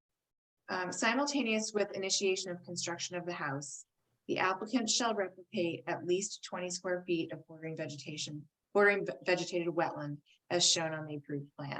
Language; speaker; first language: English; native; English